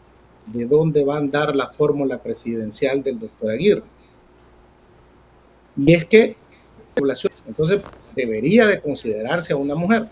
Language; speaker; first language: Spanish; native; Spanish